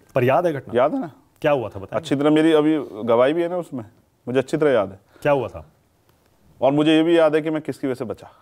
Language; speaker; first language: Hindi; native; Hindi